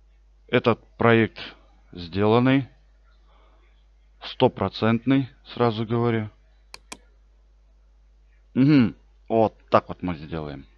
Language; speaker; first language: Russian; native; Russian